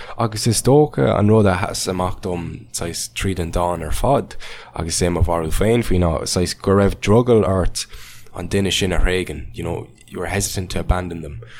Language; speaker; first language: Irish; non-native, local second language; English